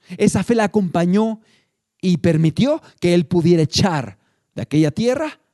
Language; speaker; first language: Spanish; native; Spanish